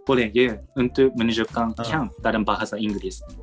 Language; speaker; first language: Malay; non-native, learner; Japanese